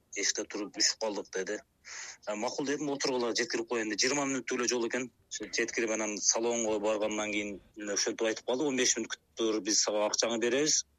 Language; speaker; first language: Kyrgyz; native; Kyrgyz